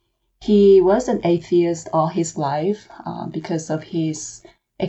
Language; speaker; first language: English; non-native, local second language; Cantonese